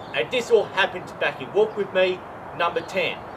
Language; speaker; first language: English; native; English